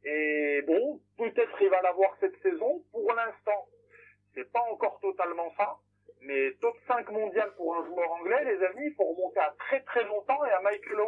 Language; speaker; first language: French; native; French